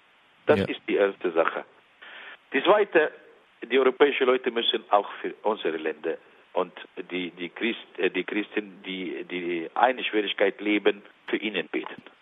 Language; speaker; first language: German; non-native, learner; Arabic